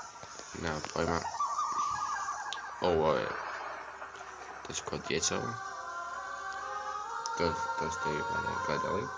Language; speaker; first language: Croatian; early bilingual, heritage; Croatian